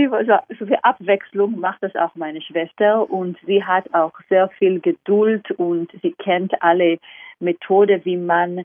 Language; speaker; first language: German; non-native, fluent; Hebrew